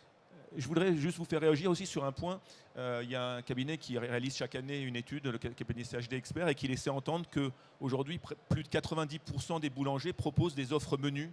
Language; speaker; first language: French; native; French